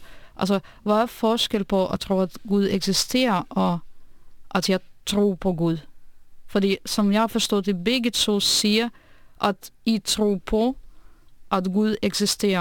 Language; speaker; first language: Danish; non-native, fluent; Russian